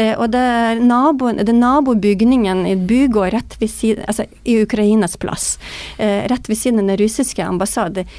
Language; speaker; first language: Norwegian; non-native, fluent; Ukrainian